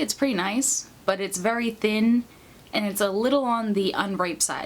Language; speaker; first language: English; native; English